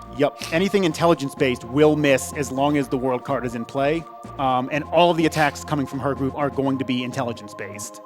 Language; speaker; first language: English; native; English